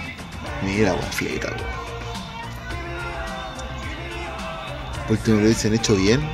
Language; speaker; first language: Spanish; native; Spanish